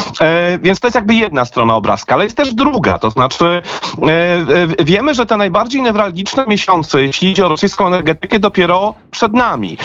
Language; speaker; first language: Polish; native; Polish